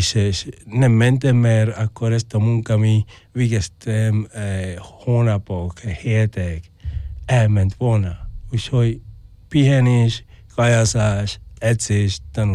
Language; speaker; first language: Hungarian; non-native, fluent; Spanish